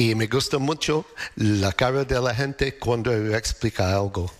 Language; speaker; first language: Spanish; non-native, learner; English